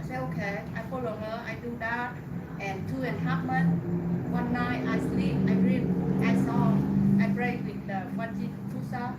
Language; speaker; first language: English; non-native, learner; Vietnamese